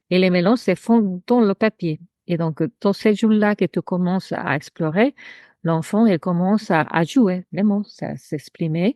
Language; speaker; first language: French; non-native, fluent; Spanish